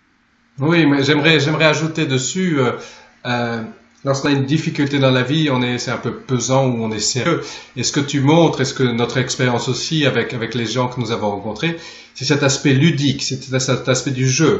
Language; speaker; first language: French; native; French